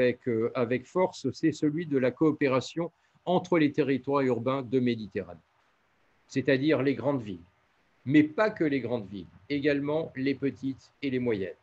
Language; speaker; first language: French; native; French